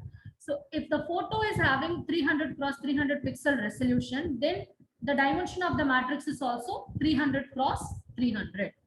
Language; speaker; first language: English; non-native, local second language; Tamil